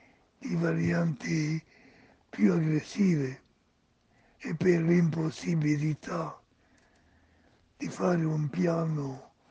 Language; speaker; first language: Italian; non-native, fluent; Spanish